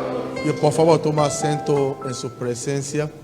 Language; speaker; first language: Spanish; non-native, learner; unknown